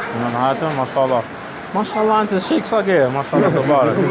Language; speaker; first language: Arabic; non-native, learner; English